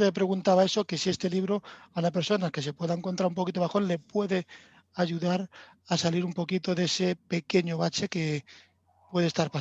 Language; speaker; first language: Spanish; native; Spanish